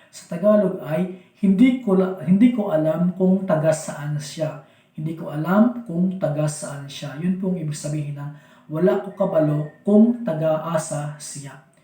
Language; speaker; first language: Filipino; non-native, local second language; Cebuano